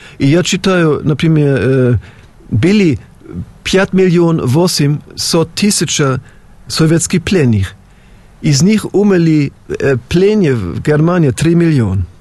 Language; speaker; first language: Russian; non-native, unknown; German